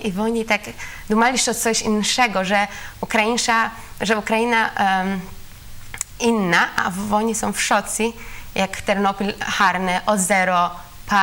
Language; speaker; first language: Ukrainian; non-native, learner; Polish